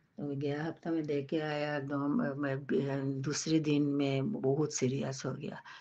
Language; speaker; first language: Hindi; non-native, local second language; Bangla